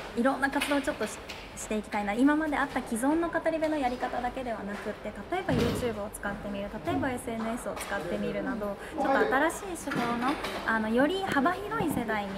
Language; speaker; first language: Japanese; native; Japanese